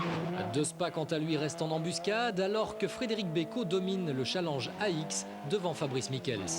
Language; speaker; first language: French; native; French